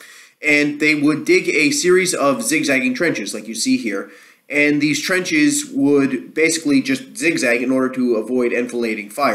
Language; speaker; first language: English; native; English